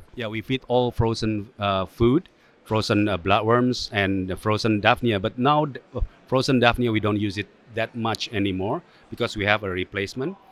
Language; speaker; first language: English; non-native, fluent; Indonesian